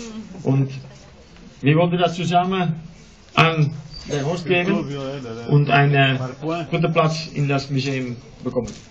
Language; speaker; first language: German; non-native, learner; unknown